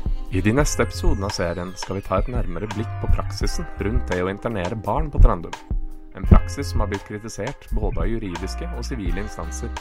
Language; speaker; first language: Norwegian; native; Norwegian